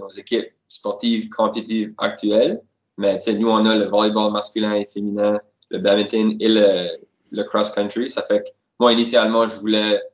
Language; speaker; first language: French; native; French